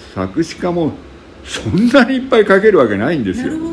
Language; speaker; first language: Japanese; native; Japanese